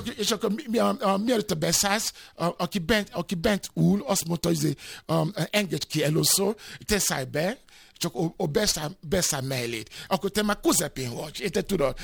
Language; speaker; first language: Hungarian; non-native, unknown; Yoruba